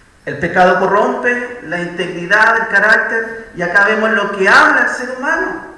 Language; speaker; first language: Spanish; native; Spanish